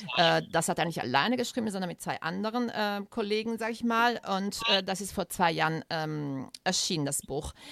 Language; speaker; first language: German; non-native, fluent; Italian